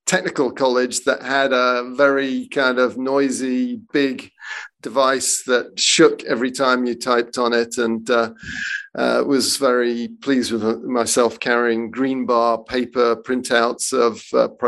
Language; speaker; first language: English; native; English